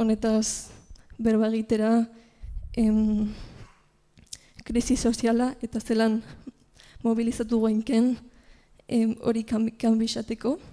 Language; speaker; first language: Basque; non-native, local second language; Spanish